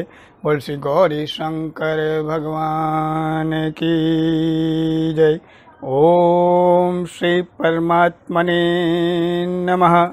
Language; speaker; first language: Hindi; native; Hindi